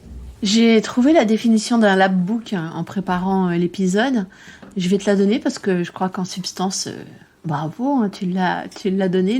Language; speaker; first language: French; native; French